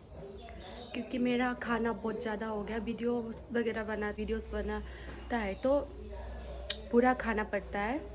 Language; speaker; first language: Hindi; non-native, local second language; Bodo